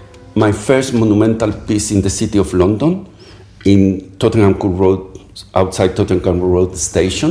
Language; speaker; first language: English; non-native, fluent; Spanish